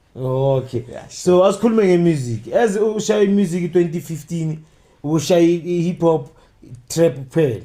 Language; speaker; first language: Zulu; non-native, local second language; Tswana